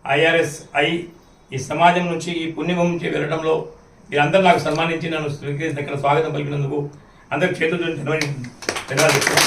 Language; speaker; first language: Telugu; non-native, local second language; Lambadi